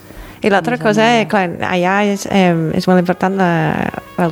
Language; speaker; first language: Catalan; non-native, fluent; English